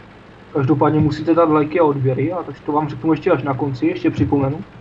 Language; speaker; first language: Czech; native; Czech